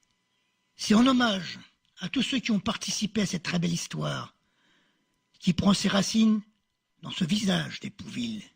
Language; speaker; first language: French; native; French